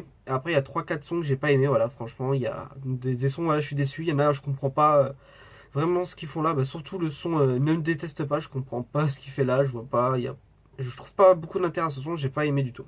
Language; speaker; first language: French; native; French